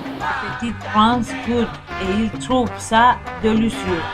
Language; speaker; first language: French; non-native, learner; Spanish